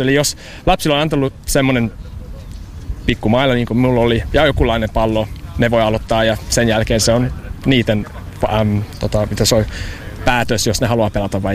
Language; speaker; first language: Finnish; non-native, fluent; English